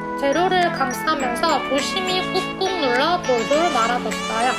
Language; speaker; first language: Korean; native; Korean